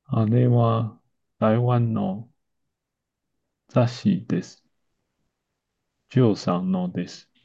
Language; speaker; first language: Japanese; non-native, learner; Chinese